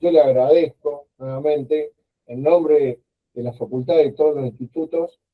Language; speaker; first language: Spanish; native; Spanish